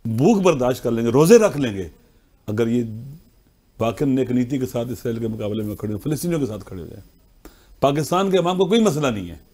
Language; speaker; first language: Urdu; non-native, local second language; Punjabi